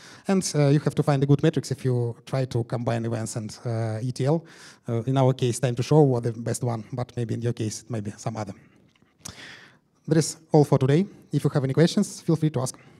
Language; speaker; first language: English; non-native, fluent; Russian